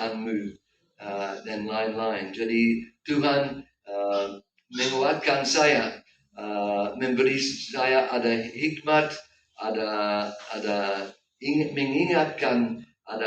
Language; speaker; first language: Indonesian; non-native, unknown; English